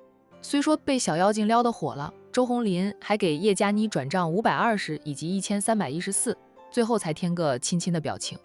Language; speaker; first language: Chinese; native; Chinese